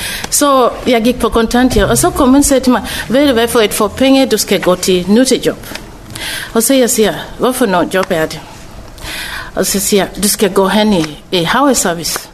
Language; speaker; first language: Danish; non-native, fluent; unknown